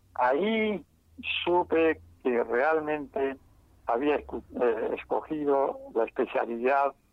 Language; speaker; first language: Spanish; non-native, local second language; Quechua